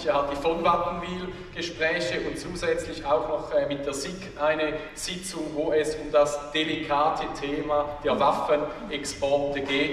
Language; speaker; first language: German; native; German